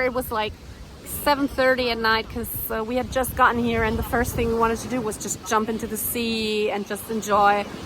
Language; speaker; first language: English; non-native, fluent; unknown